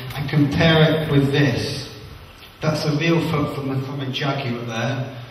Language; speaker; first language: English; native; English